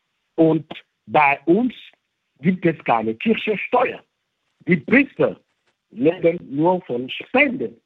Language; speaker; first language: German; non-native, fluent; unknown